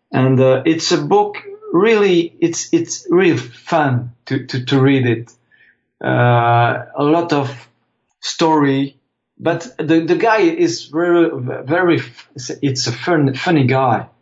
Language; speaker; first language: English; non-native, fluent; French